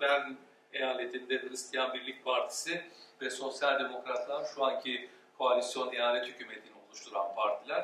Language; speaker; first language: Turkish; early bilingual, heritage; Turkish